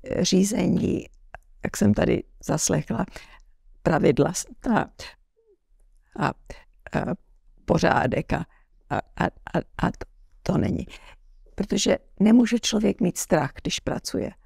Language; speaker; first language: Czech; early bilingual, heritage; Czech